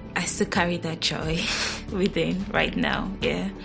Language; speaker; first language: English; non-native, local second language; Yoruba